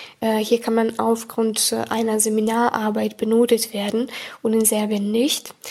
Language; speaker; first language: German; non-native, fluent; Serbian